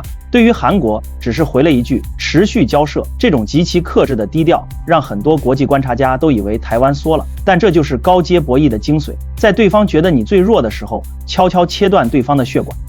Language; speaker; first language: Chinese; native; Chinese